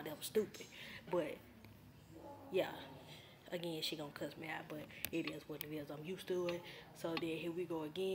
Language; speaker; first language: English; native; English